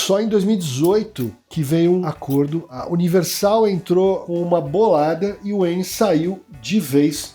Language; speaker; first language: Portuguese; native; Portuguese